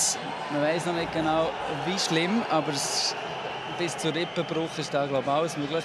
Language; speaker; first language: German; native; German